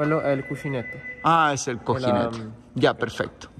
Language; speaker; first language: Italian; non-native, learner; Spanish